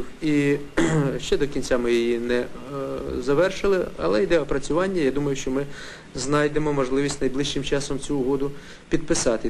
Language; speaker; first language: Ukrainian; native; Ukrainian